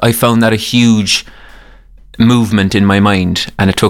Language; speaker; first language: English; native; English